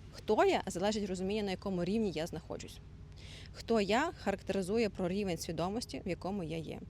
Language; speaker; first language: Ukrainian; non-native, local second language; Russian